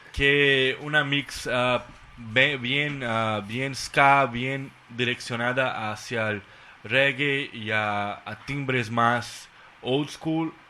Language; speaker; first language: Spanish; non-native, fluent; Portuguese